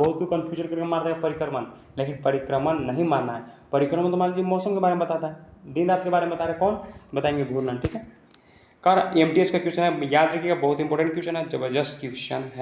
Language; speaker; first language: Hindi; native; Hindi